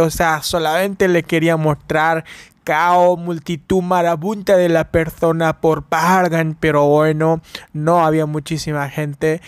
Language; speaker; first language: Spanish; non-native, fluent; Hindi